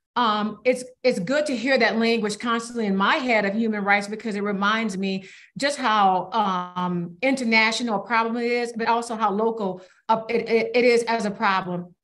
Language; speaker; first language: English; native; English